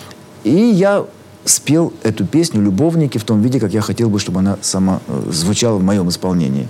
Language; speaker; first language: Russian; native; Russian